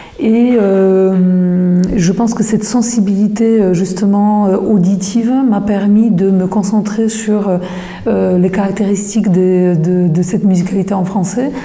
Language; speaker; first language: French; non-native, fluent; Polish